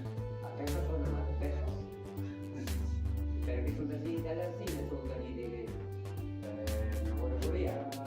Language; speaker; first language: Spanish; non-native, local second language; Galician